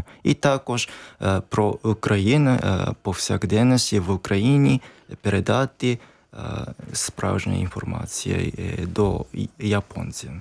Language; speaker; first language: Ukrainian; non-native, learner; Japanese